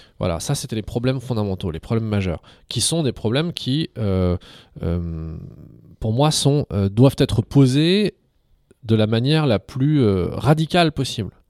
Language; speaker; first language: French; early bilingual, other home language; Arabic